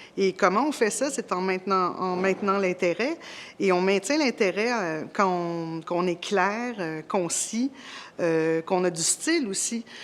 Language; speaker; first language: French; native; French